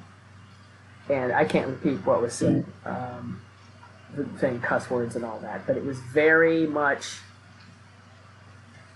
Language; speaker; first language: English; native; English